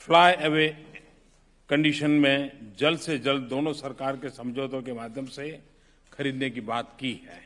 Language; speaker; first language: Hindi; non-native, local second language; Gujarati